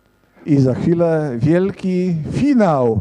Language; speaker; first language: Polish; native; Polish